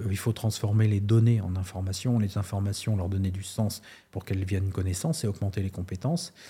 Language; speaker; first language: French; native; French